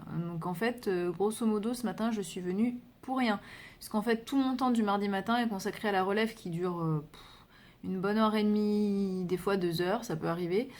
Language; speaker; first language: French; native; French